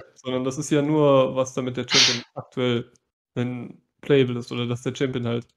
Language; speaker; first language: German; native; German